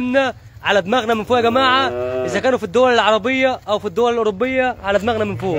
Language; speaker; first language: Arabic; native; Arabic